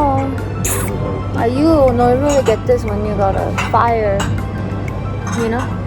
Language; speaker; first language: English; non-native, learner; Korean